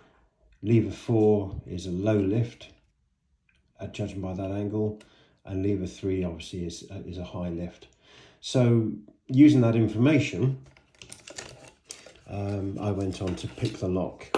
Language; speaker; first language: English; native; English